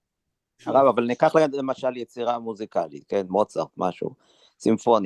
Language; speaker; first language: Hebrew; native; Hebrew